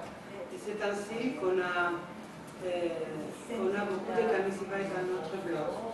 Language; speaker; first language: French; non-native, fluent; Spanish